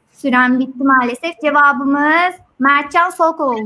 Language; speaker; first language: Turkish; native; Turkish